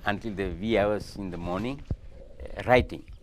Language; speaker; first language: English; non-native, local second language; Sinhala